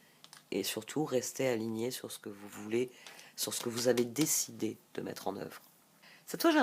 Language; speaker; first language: French; native; French